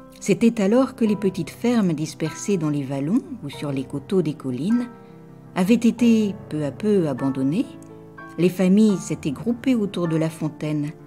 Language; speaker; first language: French; native; French